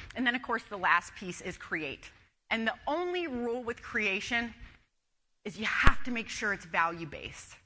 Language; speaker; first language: English; native; English